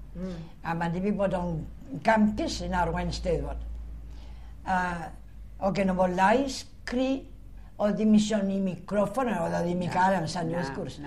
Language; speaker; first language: Welsh; early bilingual, heritage; Welsh